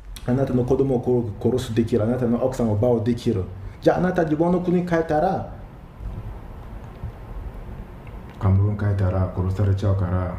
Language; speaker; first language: Japanese; non-native, learner; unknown